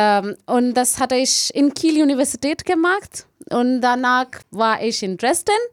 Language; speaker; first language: German; non-native, learner; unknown